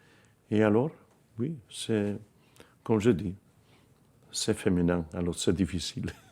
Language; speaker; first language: French; non-native, fluent; Spanish